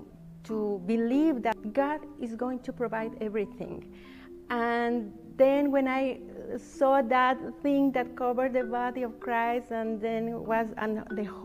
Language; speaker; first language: English; non-native, fluent; Spanish